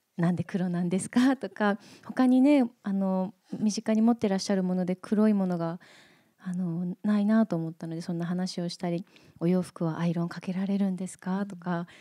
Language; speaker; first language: Japanese; native; Japanese